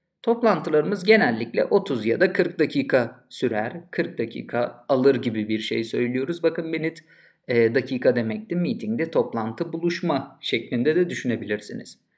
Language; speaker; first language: Turkish; native; Turkish